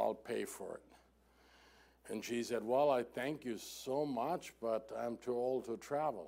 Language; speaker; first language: English; non-native, fluent; German